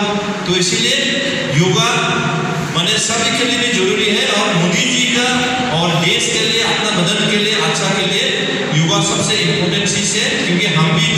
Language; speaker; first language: Hindi; non-native, local second language; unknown